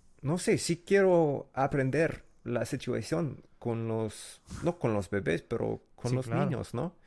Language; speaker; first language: Spanish; non-native, learner; English